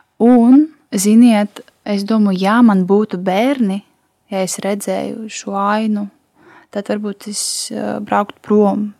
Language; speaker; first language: Latvian; non-native, local second language; Russian